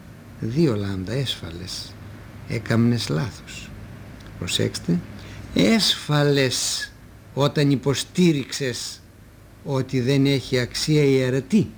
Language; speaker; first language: Greek; native; Greek